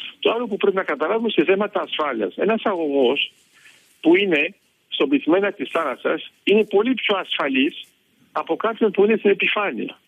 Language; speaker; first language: Greek; early bilingual, heritage; Greek